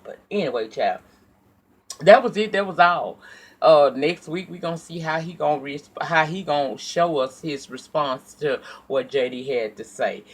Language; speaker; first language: English; native; English